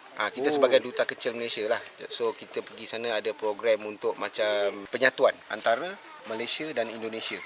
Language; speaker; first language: Malay; native; Malay